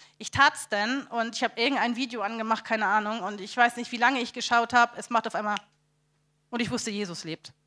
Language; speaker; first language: German; native; German